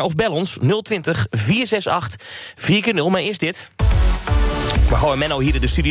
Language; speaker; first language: Dutch; native; Dutch